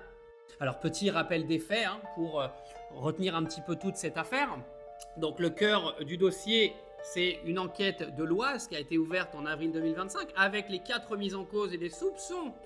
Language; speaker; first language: French; native; French